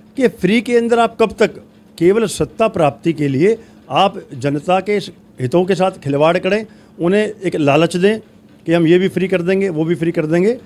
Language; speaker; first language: Hindi; native; Hindi